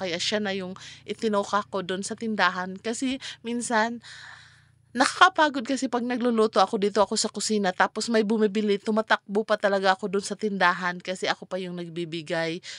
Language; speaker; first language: Filipino; non-native, local second language; Cebuano